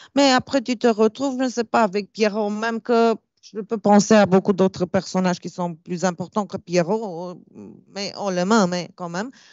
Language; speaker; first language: French; non-native, fluent; Romanian